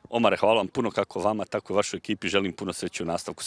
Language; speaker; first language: Bosnian; native; Bosnian